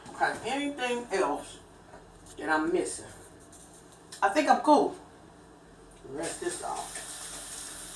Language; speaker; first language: English; native; English